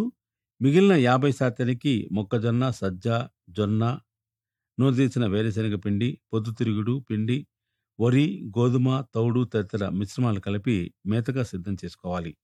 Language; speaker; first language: Telugu; native; Telugu